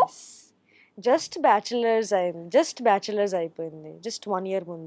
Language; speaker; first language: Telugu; non-native, local second language; Bangla